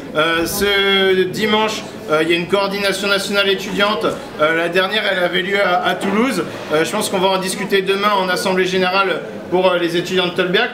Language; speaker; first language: French; native; French